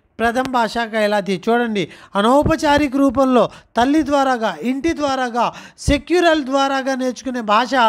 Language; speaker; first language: Telugu; non-native, local second language; Urdu